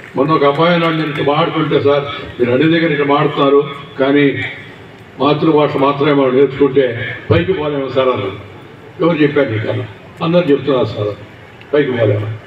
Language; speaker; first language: Telugu; native; Telugu